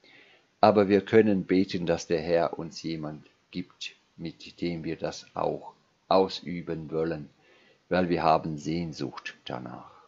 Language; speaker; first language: German; non-native, fluent; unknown